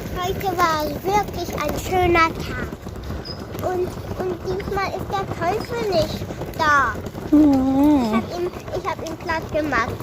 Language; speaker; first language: German; non-native, learner; Thai